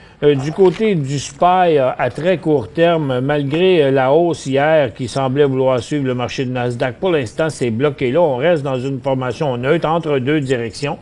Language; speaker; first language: French; native; French